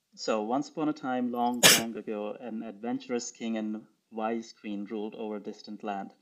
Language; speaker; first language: English; non-native, local second language; Urdu